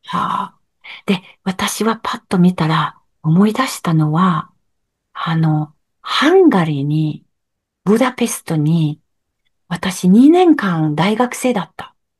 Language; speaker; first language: Japanese; non-native, learner; French